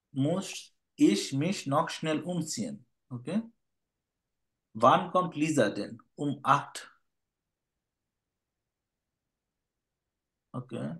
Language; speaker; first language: German; non-native, fluent; Bangla